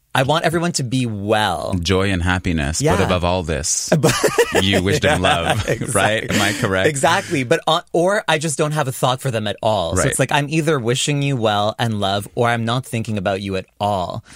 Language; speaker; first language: English; native; English